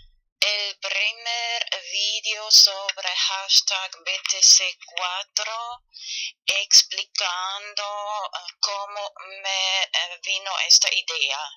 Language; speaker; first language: Spanish; non-native, fluent; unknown